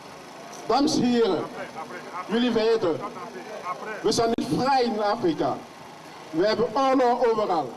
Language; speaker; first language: Dutch; non-native, learner; French